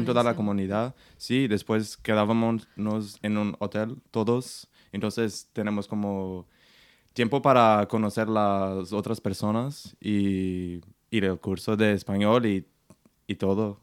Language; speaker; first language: Spanish; non-native, learner; Portuguese